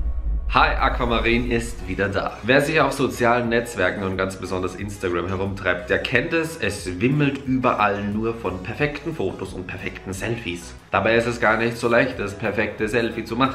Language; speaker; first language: German; native; German